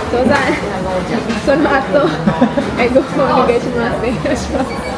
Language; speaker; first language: Japanese; non-native, learner; Filipino